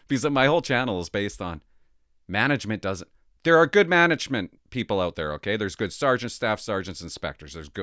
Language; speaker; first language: English; native; English